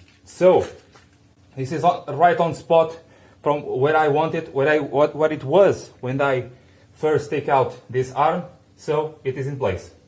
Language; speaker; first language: English; non-native, fluent; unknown